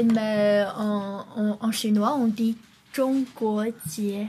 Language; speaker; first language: French; non-native, learner; Chinese